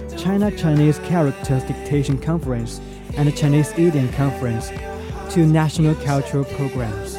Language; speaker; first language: English; non-native, fluent; Chinese